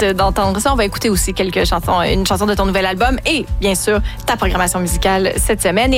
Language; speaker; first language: French; native; French